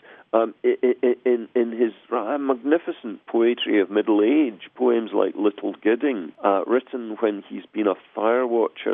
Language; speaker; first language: English; native; English